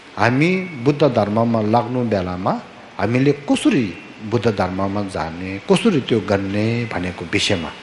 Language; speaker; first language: Nepali; non-native, fluent; Tibetan